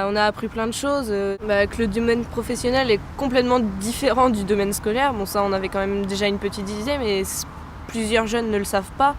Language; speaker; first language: French; native; French